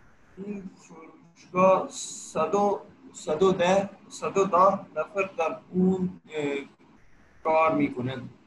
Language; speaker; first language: Persian; non-native, learner; Urdu